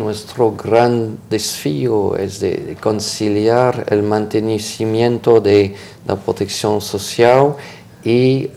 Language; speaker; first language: Spanish; non-native, fluent; French